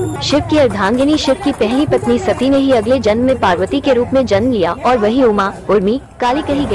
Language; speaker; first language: Hindi; native; Hindi